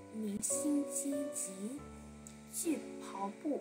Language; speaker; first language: Chinese; non-native, learner; English